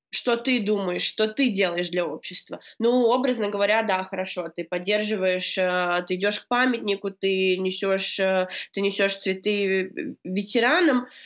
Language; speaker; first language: Russian; native; Russian